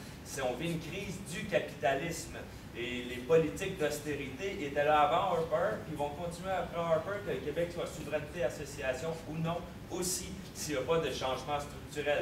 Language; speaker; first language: French; native; French